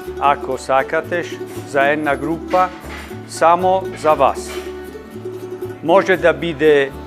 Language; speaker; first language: Macedonian; non-native, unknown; Italian